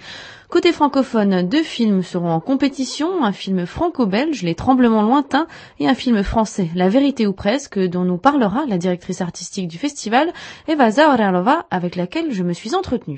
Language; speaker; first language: French; native; French